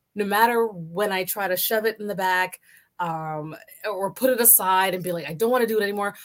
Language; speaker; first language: English; native; English